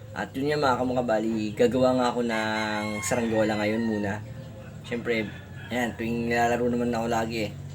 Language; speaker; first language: Filipino; native; Filipino